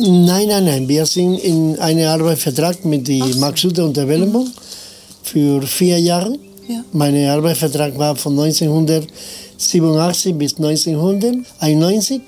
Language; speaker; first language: German; non-native, fluent; Spanish